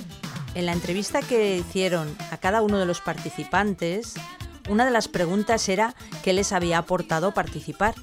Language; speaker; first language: Spanish; native; Spanish